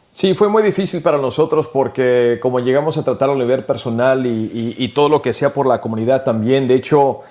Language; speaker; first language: Spanish; early bilingual, heritage; Spanish